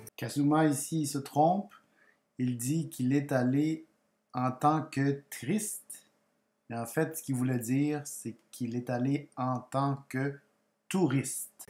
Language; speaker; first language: French; non-native, fluent; Spanish